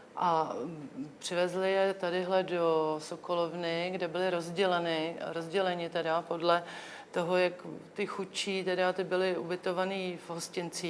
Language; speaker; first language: Czech; native; Czech